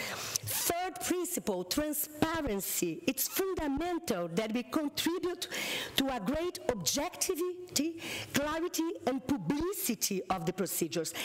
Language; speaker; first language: English; non-native, fluent; Portuguese